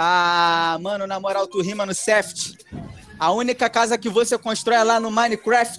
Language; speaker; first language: Portuguese; native; Portuguese